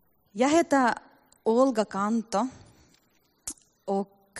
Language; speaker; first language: Swedish; non-native, fluent; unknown